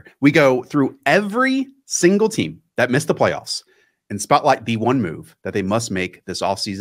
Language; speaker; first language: English; native; English